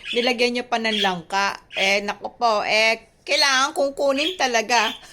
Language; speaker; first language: Filipino; native; Filipino